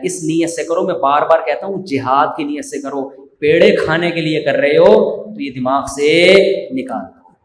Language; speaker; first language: Urdu; native; Urdu